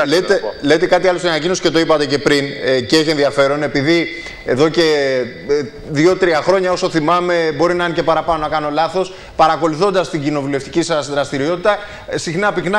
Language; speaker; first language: Greek; native; Greek